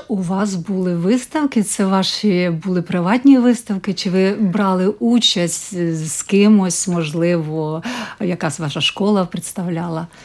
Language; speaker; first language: Ukrainian; native; Ukrainian